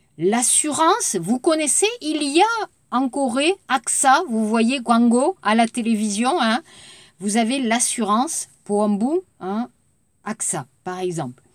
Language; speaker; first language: French; native; French